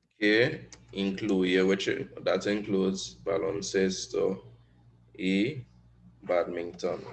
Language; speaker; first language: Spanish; non-native, fluent; English